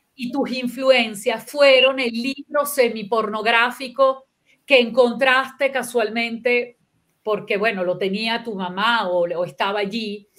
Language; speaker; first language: Spanish; non-native, local second language; Italian